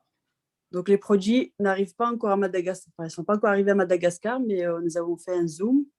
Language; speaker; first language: French; non-native, local second language; Arabic